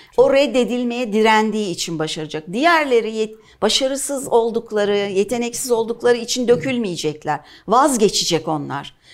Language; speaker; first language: Turkish; native; Turkish